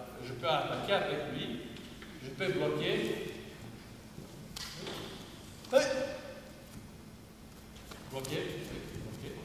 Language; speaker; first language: French; non-native, fluent; Romanian